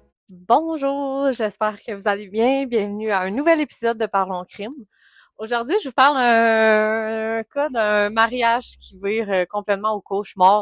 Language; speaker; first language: French; native; French